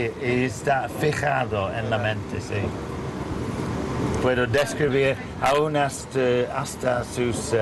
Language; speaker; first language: Spanish; non-native, learner; English